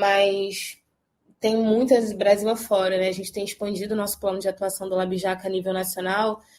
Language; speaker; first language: Portuguese; native; Portuguese